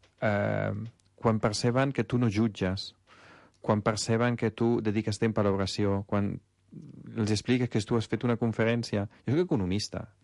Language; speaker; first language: Catalan; non-native, fluent; Italian